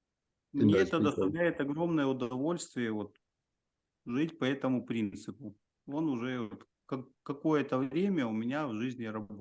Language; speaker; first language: Russian; native; Russian